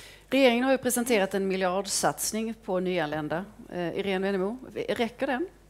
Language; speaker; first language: Swedish; native; Swedish